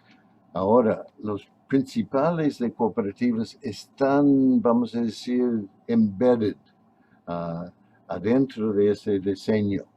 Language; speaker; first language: Spanish; non-native, fluent; English